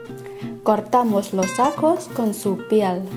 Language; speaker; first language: Spanish; non-native, fluent; Thai